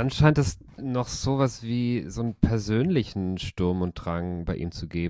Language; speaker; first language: German; native; German